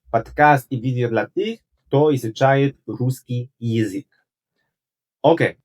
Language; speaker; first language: Russian; non-native, learner; Polish